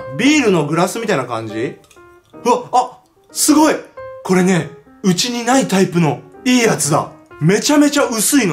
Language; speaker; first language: Japanese; native; Japanese